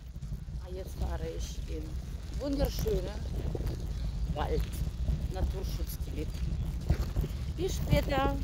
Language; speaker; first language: German; non-native, fluent; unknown